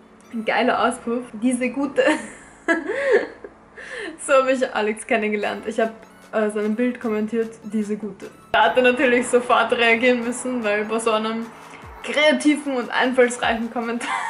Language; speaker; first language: German; native; German